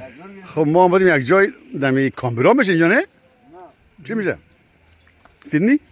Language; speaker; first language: Persian; native; Persian